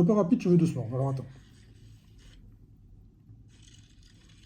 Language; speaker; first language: French; native; French